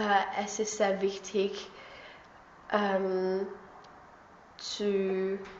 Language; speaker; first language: German; non-native, learner; English